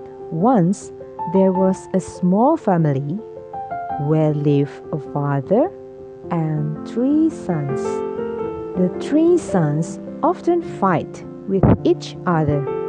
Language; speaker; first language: English; non-native, fluent; Indonesian